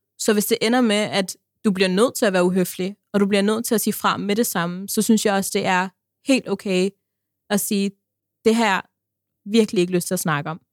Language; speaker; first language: Danish; early bilingual, other home language; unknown